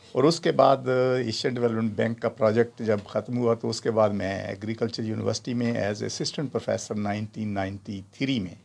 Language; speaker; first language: Urdu; non-native, local second language; Punjabi